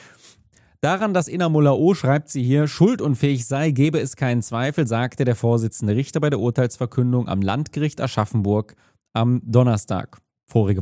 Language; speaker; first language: German; native; German